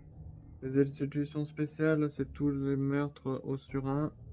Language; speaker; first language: French; native; French